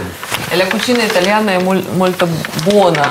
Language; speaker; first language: Italian; non-native, learner; Russian